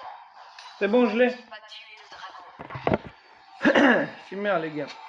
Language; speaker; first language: French; native; French